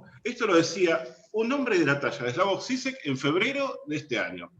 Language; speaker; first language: Spanish; native; Spanish